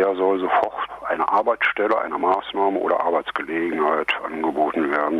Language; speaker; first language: German; native; German